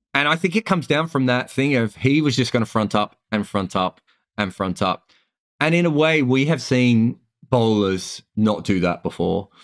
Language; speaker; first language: English; native; English